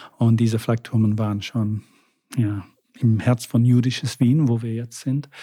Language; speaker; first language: German; non-native, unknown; English